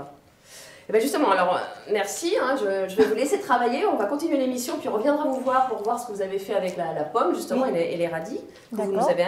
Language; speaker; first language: French; native; French